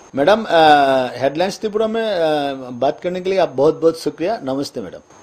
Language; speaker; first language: Hindi; non-native, local second language; Bangla